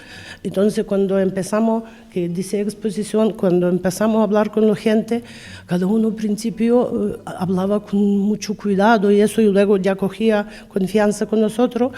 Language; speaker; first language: Spanish; non-native, learner; Ukrainian